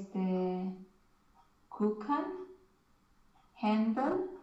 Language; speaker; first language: German; non-native, learner; Romanian